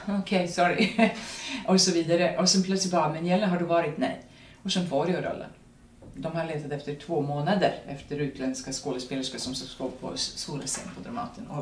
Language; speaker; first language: Swedish; non-native, fluent; Serbian